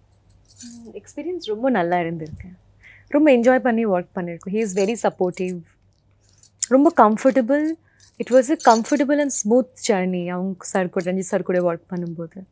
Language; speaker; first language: Tamil; non-native, fluent; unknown